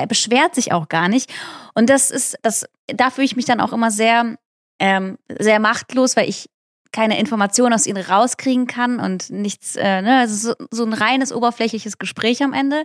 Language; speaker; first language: German; early bilingual, other home language; Russian